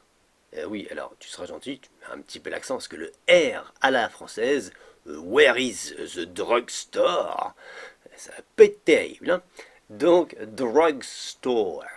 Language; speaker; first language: French; native; French